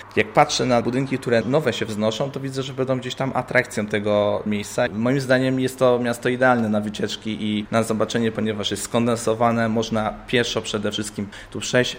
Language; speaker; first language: Polish; native; Polish